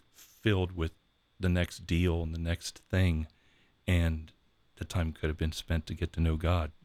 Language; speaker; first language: English; native; English